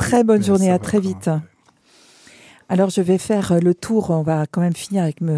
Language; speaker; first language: French; native; French